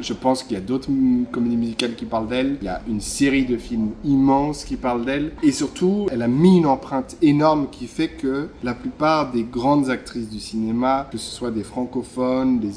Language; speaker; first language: French; native; French